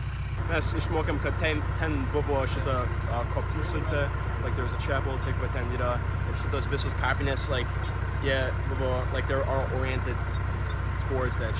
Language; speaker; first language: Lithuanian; early bilingual, heritage; English